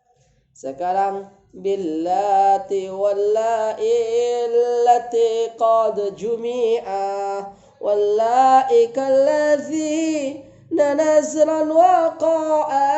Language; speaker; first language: Arabic; non-native, fluent; Indonesian